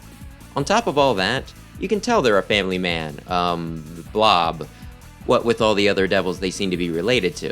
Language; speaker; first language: English; native; English